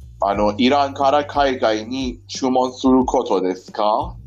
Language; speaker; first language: Japanese; non-native, learner; Persian